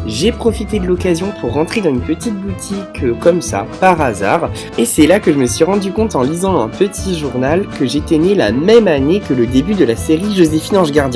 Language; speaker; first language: French; native; French